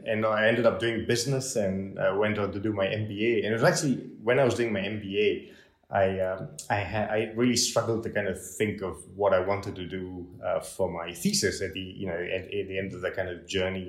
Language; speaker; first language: English; non-native, local second language; Tamil